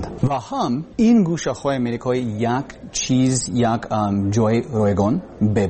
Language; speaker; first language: Persian; non-native, learner; English